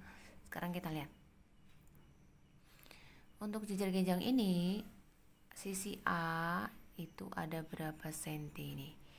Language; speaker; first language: Indonesian; native; Indonesian